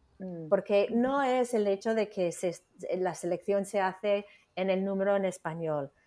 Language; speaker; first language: Spanish; non-native, fluent; English